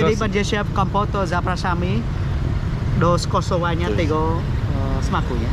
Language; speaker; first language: Polish; non-native, learner; Khmer